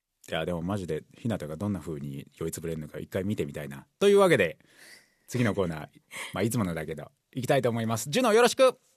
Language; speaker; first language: Japanese; native; Japanese